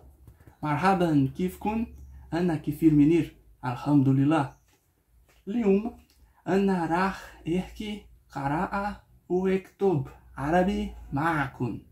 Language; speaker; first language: Arabic; non-native, learner; Portuguese